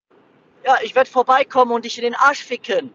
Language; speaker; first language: German; native; German